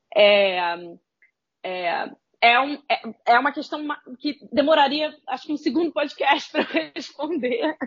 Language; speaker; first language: Portuguese; native; Portuguese